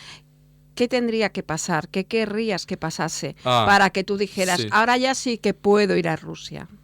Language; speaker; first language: Spanish; native; Spanish